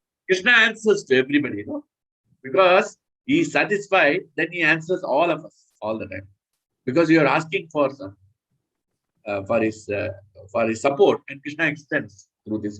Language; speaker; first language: English; non-native, local second language; Hindi